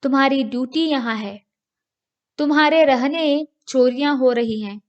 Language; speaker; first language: Hindi; non-native, local second language; Kannada